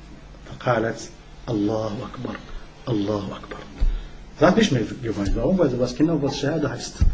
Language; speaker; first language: German; non-native, learner; Arabic